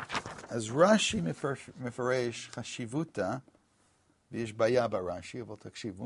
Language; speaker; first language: Hebrew; non-native, fluent; English